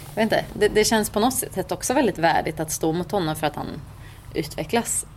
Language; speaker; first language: Swedish; native; Swedish